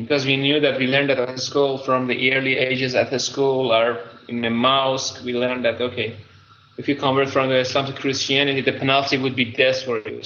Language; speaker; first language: English; non-native, fluent; Persian